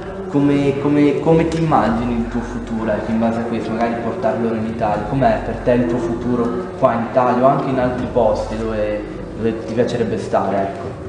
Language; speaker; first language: Italian; native; Italian